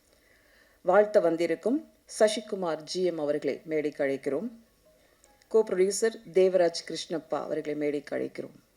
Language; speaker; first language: Tamil; native; Tamil